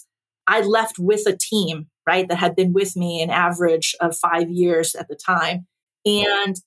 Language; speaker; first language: English; early bilingual, other home language; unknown